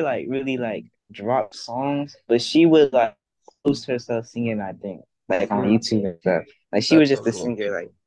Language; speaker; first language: English; native; English